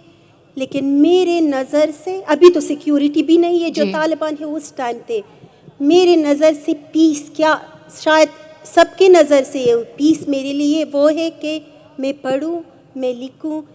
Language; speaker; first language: Hindi; non-native, fluent; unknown